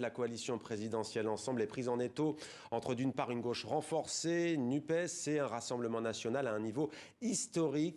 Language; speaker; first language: French; native; French